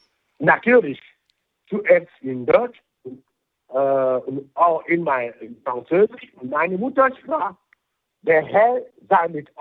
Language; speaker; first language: German; non-native, fluent; French